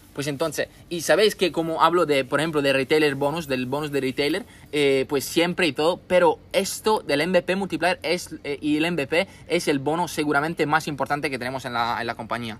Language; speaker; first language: Spanish; non-native, fluent; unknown